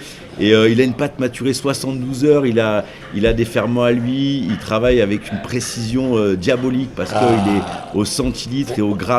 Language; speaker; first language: French; native; French